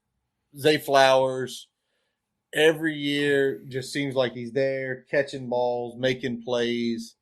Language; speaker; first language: English; native; English